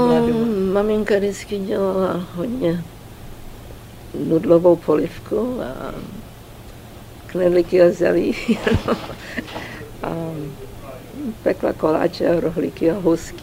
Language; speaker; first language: Czech; early bilingual, heritage; Czech